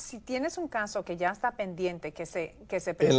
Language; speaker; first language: Spanish; native; Spanish